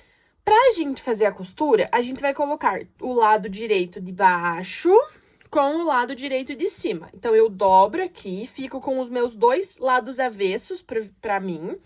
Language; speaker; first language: Portuguese; native; Portuguese